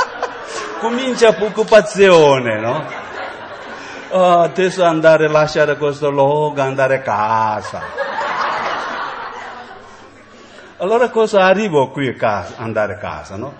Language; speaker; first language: Italian; non-native, learner; Tibetan